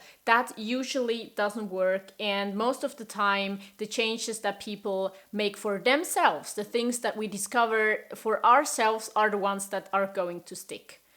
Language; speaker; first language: English; non-native, fluent; German